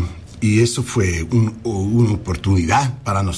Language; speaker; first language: Spanish; early bilingual, heritage; English